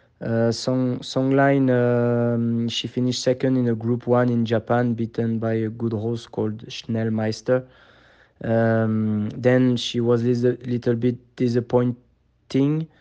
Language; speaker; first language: English; non-native, fluent; French